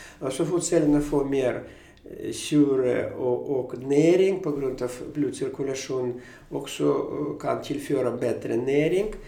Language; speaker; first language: Swedish; non-native, fluent; Russian